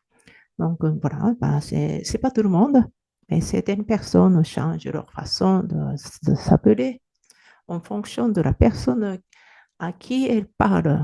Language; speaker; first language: French; non-native, fluent; Japanese